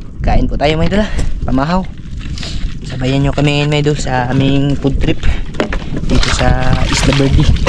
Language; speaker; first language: Filipino; non-native, local second language; Cebuano